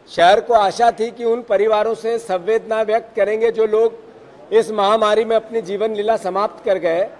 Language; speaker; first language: Hindi; native; Hindi